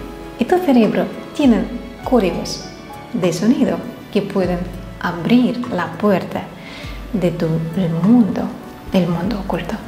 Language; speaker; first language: Spanish; non-native, fluent; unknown